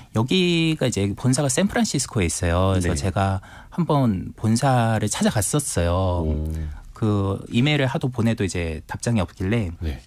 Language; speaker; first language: Korean; native; Korean